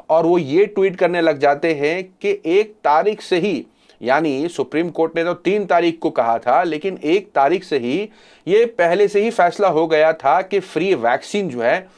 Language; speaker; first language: Hindi; native; Hindi